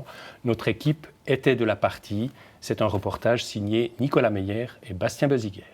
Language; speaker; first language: French; native; French